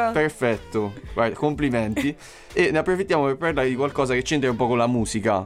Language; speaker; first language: Italian; native; Italian